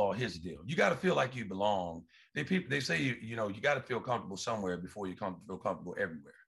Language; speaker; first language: English; native; English